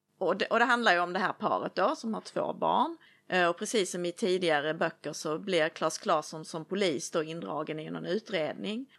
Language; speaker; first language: Swedish; native; Swedish